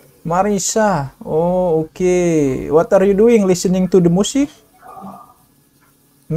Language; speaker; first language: English; non-native, learner; Indonesian